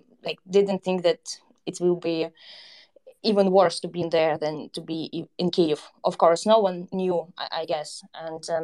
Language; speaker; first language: English; non-native, fluent; Ukrainian